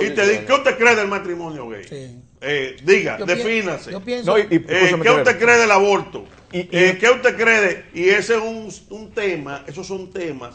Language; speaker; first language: Spanish; native; Spanish